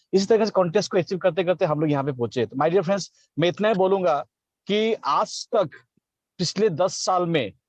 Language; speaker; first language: Hindi; non-native, local second language; Assamese